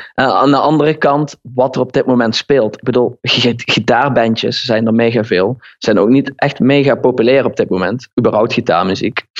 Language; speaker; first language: Dutch; native; Dutch